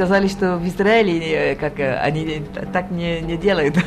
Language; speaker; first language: Russian; non-native, fluent; French